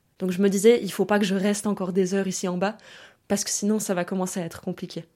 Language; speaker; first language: French; early bilingual, other home language; German